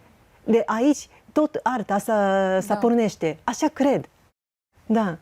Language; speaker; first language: Romanian; non-native, learner; Japanese